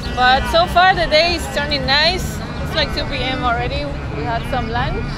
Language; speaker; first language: English; non-native, fluent; Spanish